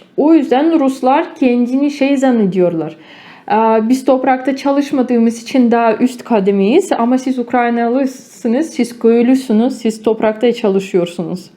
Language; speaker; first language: Turkish; non-native, fluent; Ukrainian